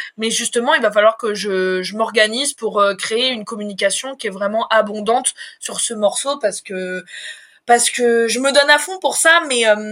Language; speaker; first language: French; native; French